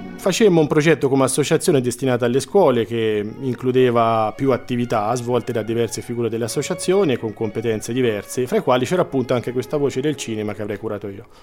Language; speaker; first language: Italian; native; Italian